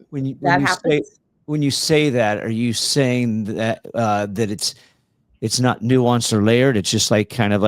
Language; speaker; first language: English; native; English